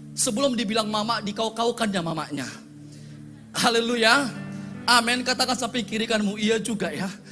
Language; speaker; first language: Indonesian; native; Indonesian